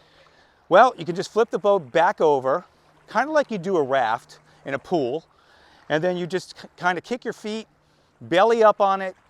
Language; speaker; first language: English; native; English